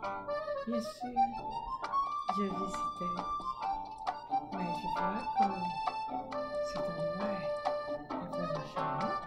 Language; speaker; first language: French; non-native, local second language; Haitian Creole